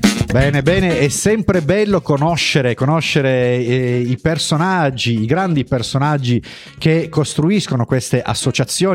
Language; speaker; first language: Italian; native; Italian